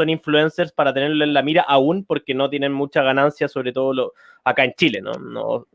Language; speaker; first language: Spanish; native; Spanish